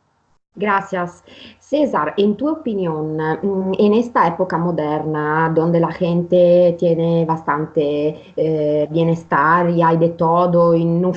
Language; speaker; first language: Spanish; non-native, fluent; Italian